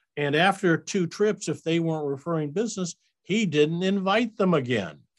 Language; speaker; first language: English; native; English